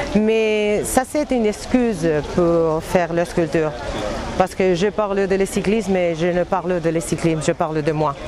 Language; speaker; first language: French; non-native, learner; Spanish